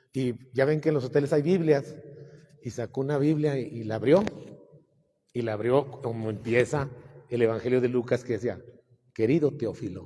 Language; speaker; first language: Spanish; native; Spanish